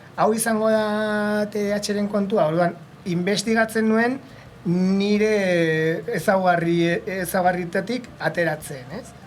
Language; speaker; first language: Basque; non-native, local second language; Spanish